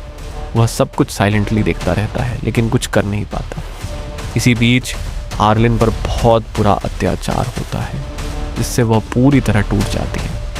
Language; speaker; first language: Hindi; native; Hindi